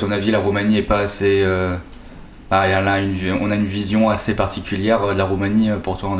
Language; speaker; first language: French; native; French